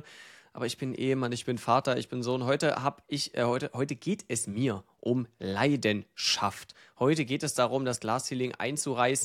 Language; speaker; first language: German; native; German